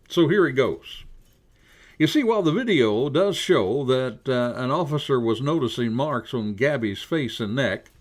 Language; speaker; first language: English; native; English